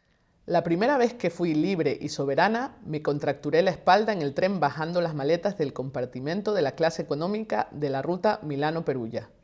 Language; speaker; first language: Spanish; native; Spanish